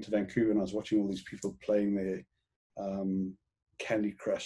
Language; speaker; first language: English; native; English